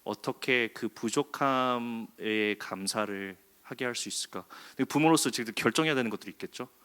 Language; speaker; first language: Korean; early bilingual, heritage; Korean